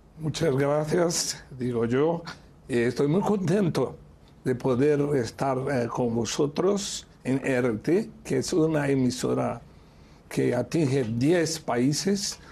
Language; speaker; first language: Spanish; non-native, fluent; Portuguese